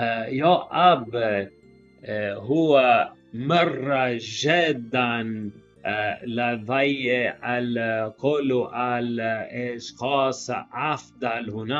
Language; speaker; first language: Arabic; non-native, learner; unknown